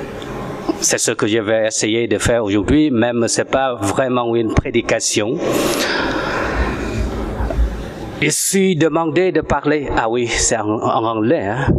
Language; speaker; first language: French; non-native, fluent; Vietnamese